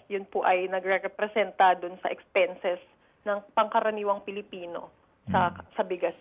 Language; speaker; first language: Filipino; native; Filipino